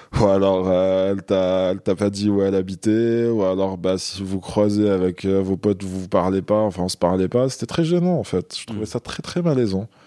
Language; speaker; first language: French; non-native, local second language; Kabyle